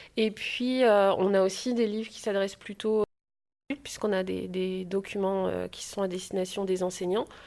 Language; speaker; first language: French; native; French